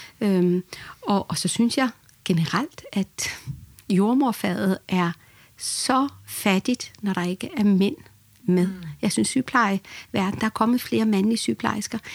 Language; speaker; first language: Danish; early bilingual, other home language; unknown